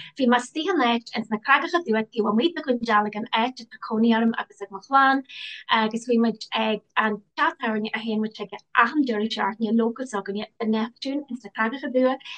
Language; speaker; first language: Irish; non-native, local second language; English